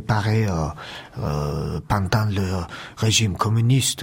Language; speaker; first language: French; non-native, learner; Mongolian